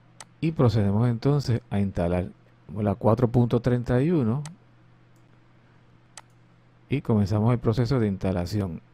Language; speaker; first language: Spanish; native; Spanish